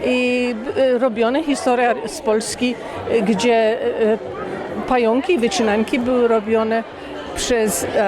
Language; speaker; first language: Polish; early bilingual, heritage; Polish